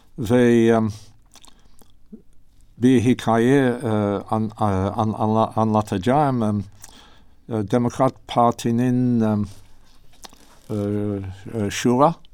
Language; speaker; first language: Turkish; non-native, learner; English